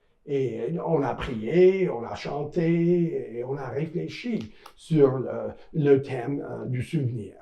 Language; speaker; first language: French; non-native, local second language; English